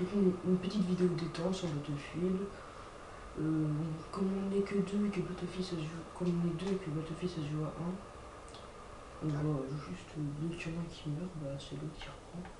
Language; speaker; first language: French; native; French